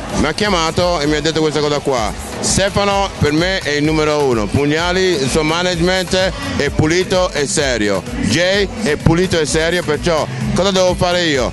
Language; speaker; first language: Italian; non-native, fluent; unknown